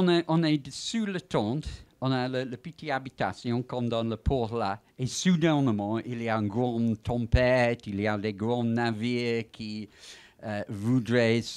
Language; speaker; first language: French; non-native, fluent; English